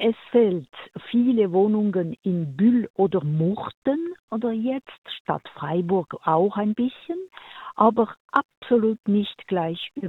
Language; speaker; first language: German; non-native, local second language; French